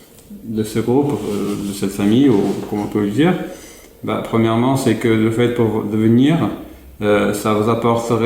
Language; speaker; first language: French; native; French